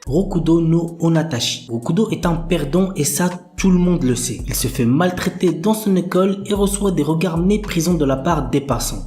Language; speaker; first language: French; native; French